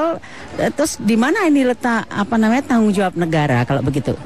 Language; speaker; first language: Indonesian; native; Indonesian